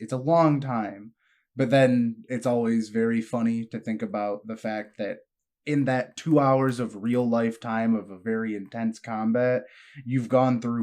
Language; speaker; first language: English; native; English